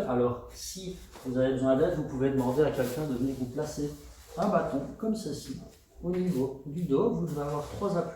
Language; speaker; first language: French; native; French